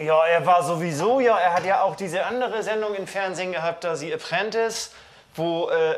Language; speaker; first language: German; native; German